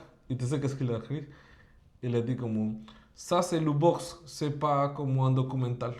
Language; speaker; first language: French; non-native, fluent; Spanish